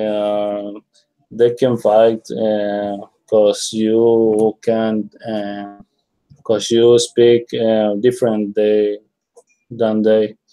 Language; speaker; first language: English; non-native, learner; Spanish